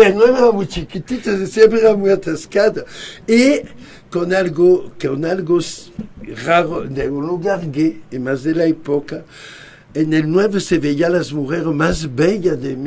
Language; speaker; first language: Spanish; non-native, fluent; French